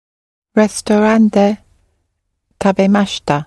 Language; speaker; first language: Japanese; non-native, learner; English